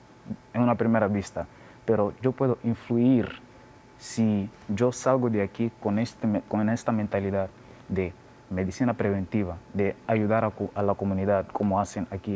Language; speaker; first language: Spanish; non-native, learner; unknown